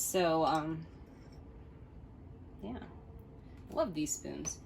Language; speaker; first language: English; native; English